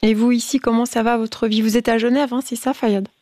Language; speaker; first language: French; native; French